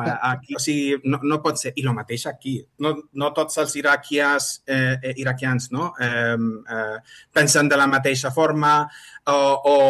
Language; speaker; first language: Catalan; non-native, fluent; Arabic